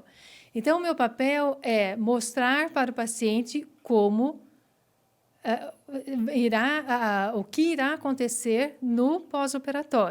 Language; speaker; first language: Portuguese; native; Portuguese